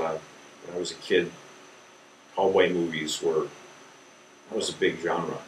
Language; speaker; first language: English; native; English